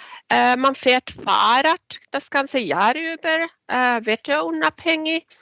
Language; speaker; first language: German; non-native, fluent; Swedish